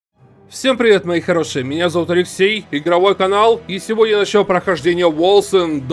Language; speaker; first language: Russian; native; Russian